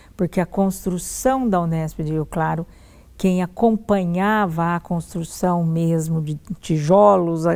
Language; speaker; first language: Portuguese; native; Portuguese